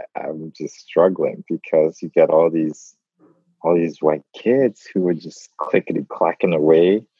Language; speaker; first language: English; non-native, local second language; Igbo